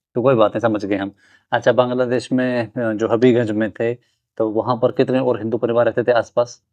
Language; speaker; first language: Hindi; native; Hindi